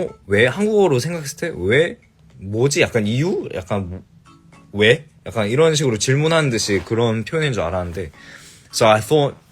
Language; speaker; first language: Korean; early bilingual, heritage; English